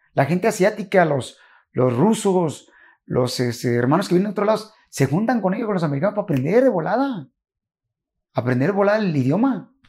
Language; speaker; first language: Spanish; native; Spanish